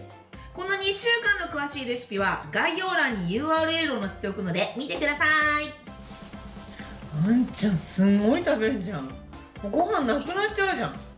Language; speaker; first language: Japanese; native; Japanese